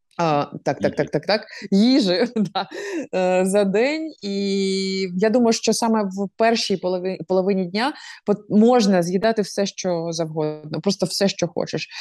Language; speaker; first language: Ukrainian; non-native, local second language; Russian